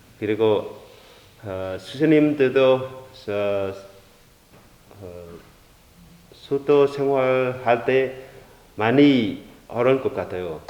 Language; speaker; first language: Korean; non-native, learner; Vietnamese